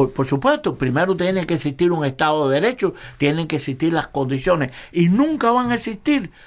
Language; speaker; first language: Spanish; native; Spanish